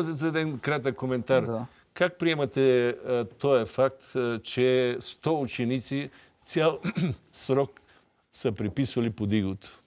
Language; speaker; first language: Bulgarian; native; Bulgarian